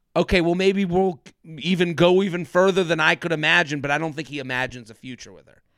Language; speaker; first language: English; native; English